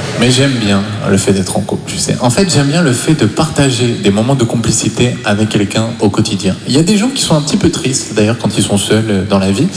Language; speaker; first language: French; native; French